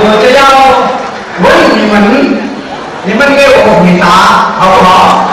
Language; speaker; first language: Chinese; non-native, local second language; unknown